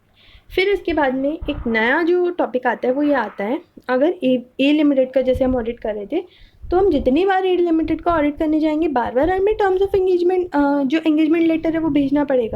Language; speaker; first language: Hindi; native; Hindi